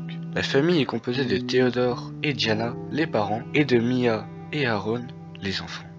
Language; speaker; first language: French; native; French